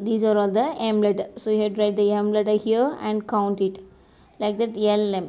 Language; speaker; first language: English; non-native, local second language; Tamil